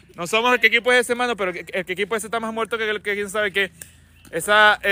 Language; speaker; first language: Spanish; native; Spanish